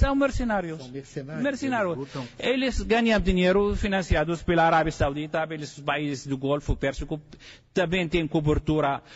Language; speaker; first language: Portuguese; non-native, fluent; Arabic